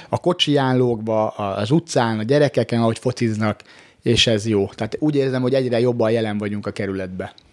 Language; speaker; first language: Hungarian; native; Hungarian